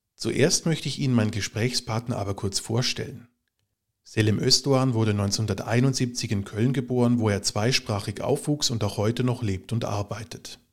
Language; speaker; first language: German; native; German